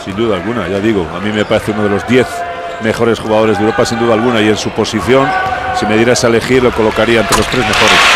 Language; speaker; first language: Spanish; native; Spanish